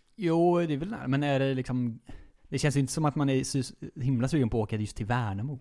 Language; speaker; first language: Swedish; native; Swedish